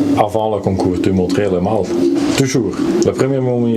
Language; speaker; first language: French; non-native, learner; Dutch